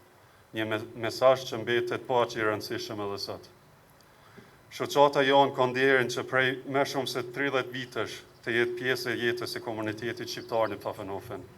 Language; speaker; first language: Albanian; native; Albanian